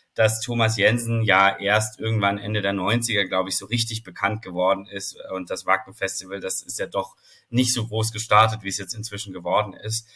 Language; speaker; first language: German; native; German